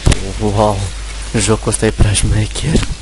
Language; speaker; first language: Romanian; native; Romanian